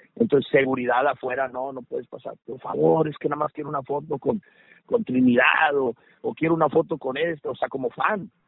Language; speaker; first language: Spanish; early bilingual, heritage; Spanish